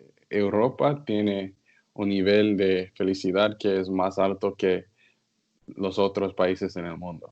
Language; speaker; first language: Spanish; non-native, learner; English